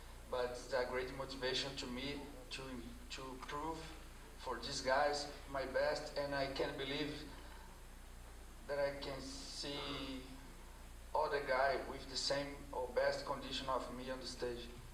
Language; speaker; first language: English; non-native, learner; Portuguese